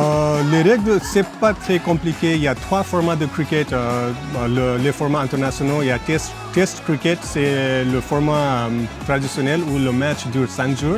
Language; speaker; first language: French; non-native, fluent; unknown